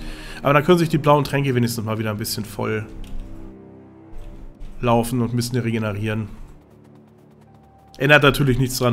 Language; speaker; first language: German; native; German